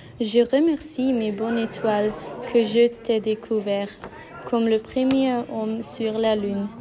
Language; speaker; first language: French; non-native, learner; German